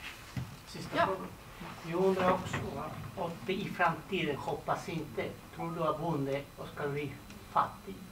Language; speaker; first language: Swedish; non-native, learner; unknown